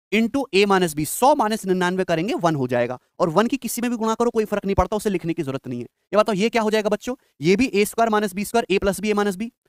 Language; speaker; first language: Hindi; native; Hindi